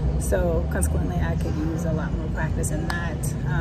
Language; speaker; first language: English; native; English